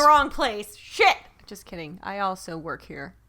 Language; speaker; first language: English; native; English